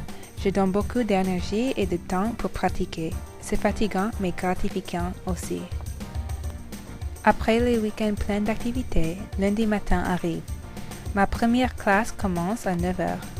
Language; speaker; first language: French; non-native, learner; English